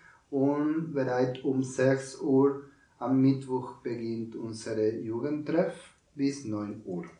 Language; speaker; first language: German; non-native, learner; Spanish